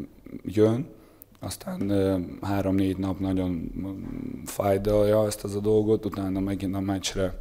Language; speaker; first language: Hungarian; non-native, fluent; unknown